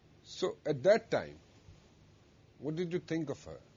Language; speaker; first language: English; non-native, local second language; Urdu